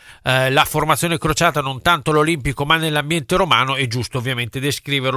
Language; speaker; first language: Italian; native; Italian